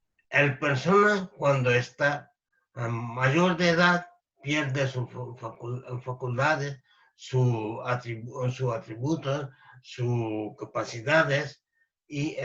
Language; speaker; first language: Spanish; non-native, fluent; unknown